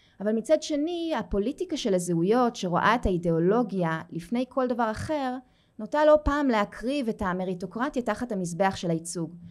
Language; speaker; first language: Hebrew; native; Hebrew